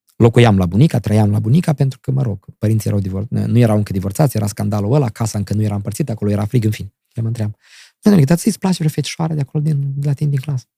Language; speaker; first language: Romanian; native; Romanian